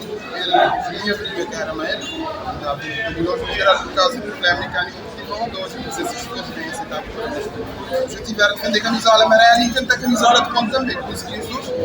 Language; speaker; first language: Portuguese; non-native, local second language; Kabuverdianu